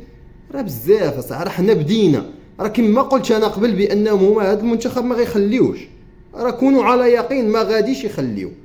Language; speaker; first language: Arabic; native; Arabic